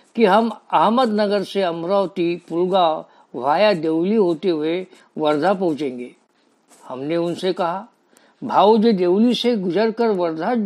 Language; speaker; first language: Hindi; native; Hindi